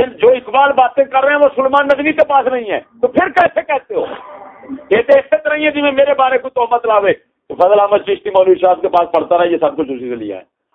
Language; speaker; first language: Urdu; non-native, local second language; Punjabi